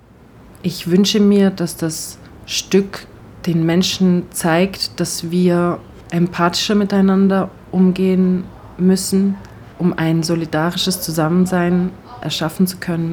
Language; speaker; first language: German; early bilingual, other home language; Turkish